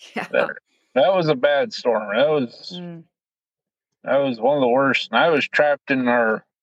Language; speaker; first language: English; native; English